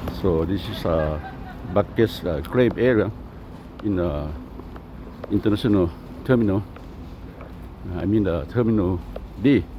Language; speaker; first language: English; non-native, local second language; Lao